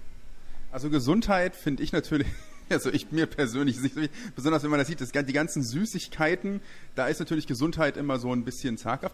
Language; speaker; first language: German; native; German